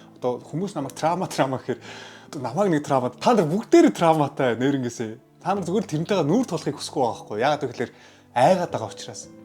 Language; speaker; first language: Mongolian; early bilingual, heritage; Mongolian